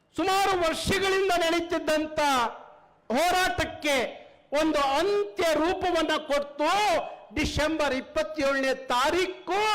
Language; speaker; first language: Kannada; native; Kannada